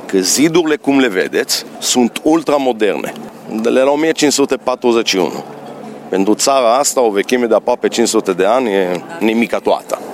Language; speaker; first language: Romanian; early bilingual, heritage; Romanian